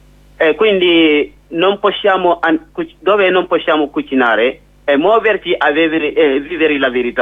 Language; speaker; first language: Italian; non-native, learner; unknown